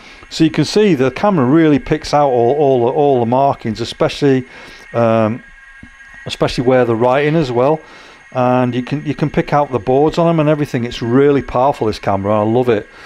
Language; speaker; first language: English; native; English